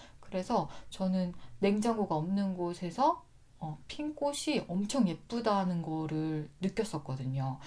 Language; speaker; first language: Korean; native; Korean